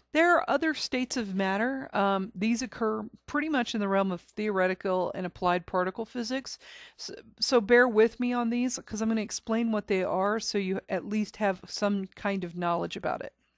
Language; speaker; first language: English; native; English